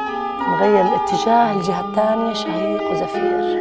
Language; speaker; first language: Arabic; native; Arabic